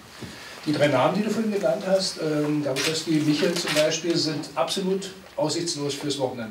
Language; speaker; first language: German; native; German